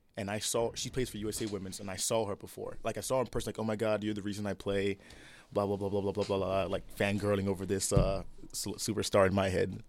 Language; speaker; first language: English; early bilingual, other home language; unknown